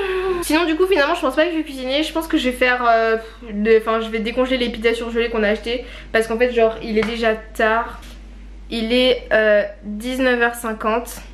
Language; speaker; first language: French; native; French